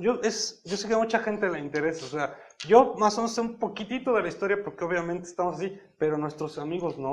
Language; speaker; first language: Spanish; native; Spanish